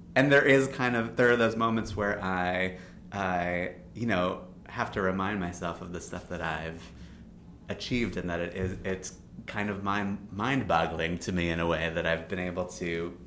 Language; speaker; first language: English; native; English